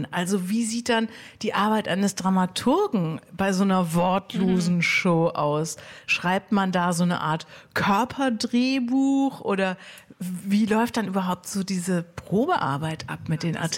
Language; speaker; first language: German; native; German